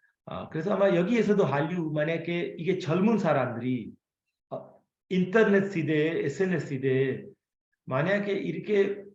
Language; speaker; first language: Korean; non-native, fluent; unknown